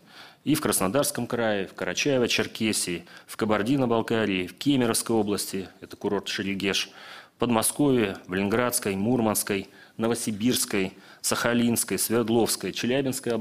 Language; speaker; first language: Russian; native; Russian